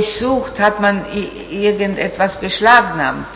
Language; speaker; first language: German; non-native, fluent; Italian